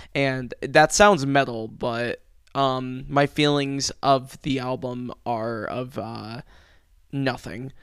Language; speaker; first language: English; early bilingual, other home language; Spanish